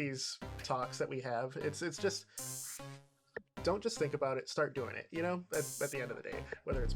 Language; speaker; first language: English; native; English